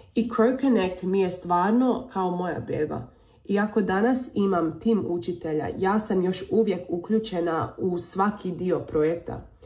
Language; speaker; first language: Serbian; early bilingual, heritage; Croatian